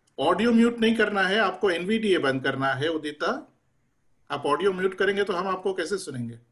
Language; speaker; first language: Hindi; native; Hindi